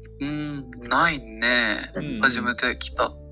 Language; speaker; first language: Japanese; non-native, learner; Ukrainian